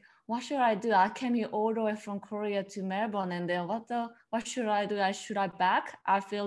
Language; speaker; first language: English; non-native, learner; Korean